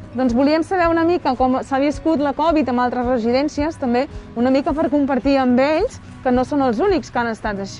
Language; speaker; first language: Catalan; native; Catalan